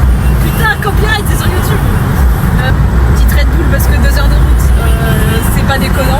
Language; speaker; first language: French; native; French